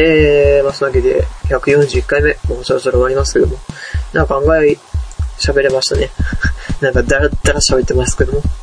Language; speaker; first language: Japanese; native; Japanese